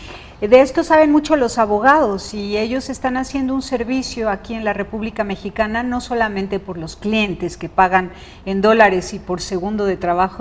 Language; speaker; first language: Spanish; native; Spanish